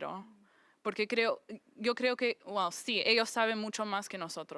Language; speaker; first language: Spanish; early bilingual, heritage; English